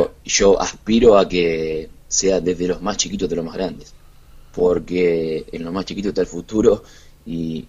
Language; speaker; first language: Spanish; native; Spanish